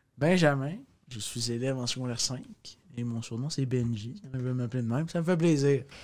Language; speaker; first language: French; native; French